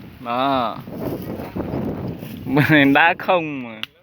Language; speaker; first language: Vietnamese; non-native, local second language; Jarai